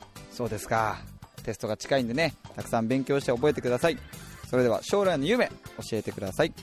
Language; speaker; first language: Japanese; native; Japanese